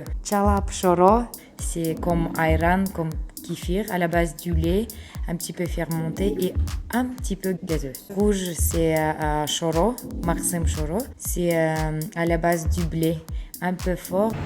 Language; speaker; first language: French; non-native, learner; Kyrgyz